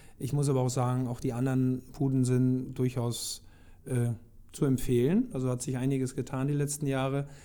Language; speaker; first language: German; native; German